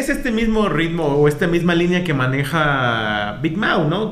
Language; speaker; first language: Spanish; native; Spanish